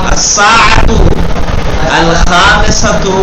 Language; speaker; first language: Arabic; non-native, fluent; Urdu